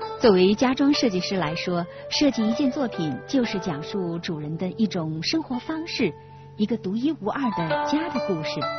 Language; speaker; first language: Chinese; native; Chinese